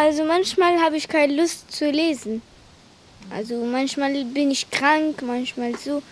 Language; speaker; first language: German; early bilingual, other home language; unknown